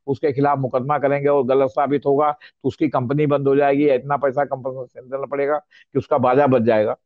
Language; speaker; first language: Hindi; native; Hindi